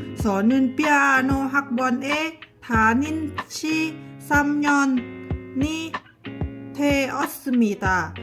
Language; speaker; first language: Korean; non-native, learner; Lao